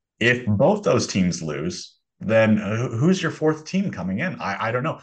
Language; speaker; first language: English; native; English